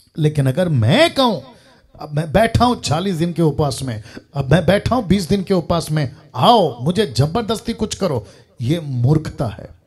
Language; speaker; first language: Hindi; native; Hindi